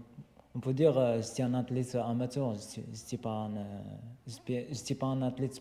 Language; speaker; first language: French; non-native, learner; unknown